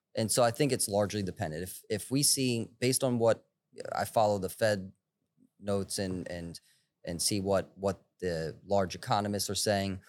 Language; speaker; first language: English; early bilingual, other home language; Hebrew